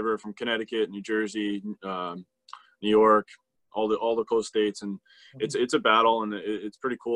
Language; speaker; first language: English; native; English